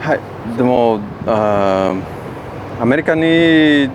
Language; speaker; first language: Japanese; non-native, learner; English